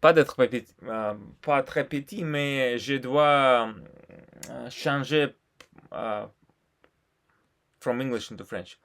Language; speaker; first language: French; non-native, learner; Russian